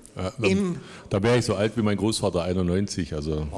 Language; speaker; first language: German; non-native, local second language; Upper Sorbian